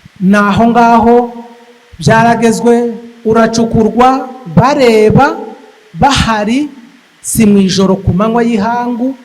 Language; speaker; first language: Kinyarwanda; native; Kinyarwanda